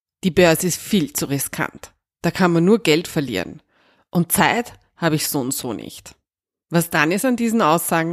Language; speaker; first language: German; native; German